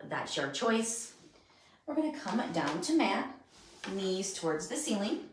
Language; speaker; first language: English; native; English